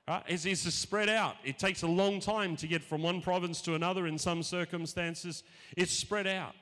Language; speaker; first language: English; native; English